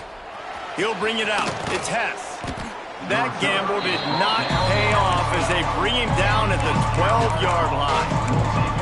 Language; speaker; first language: English; native; English